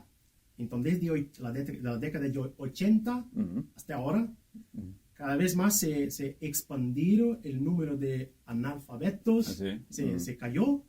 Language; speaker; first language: Spanish; non-native, fluent; Portuguese